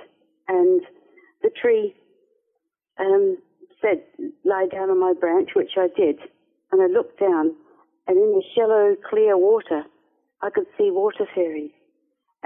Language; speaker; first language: English; native; English